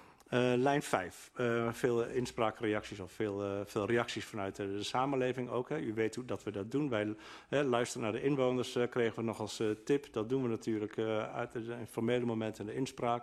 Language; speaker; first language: Dutch; native; Dutch